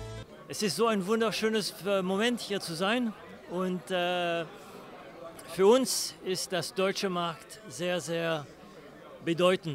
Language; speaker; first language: German; early bilingual, heritage; German